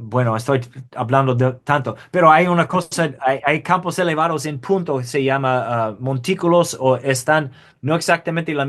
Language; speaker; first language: Spanish; non-native, fluent; English